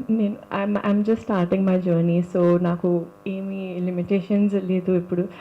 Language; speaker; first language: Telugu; non-native, local second language; Urdu